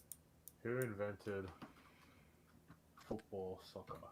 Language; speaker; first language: English; native; English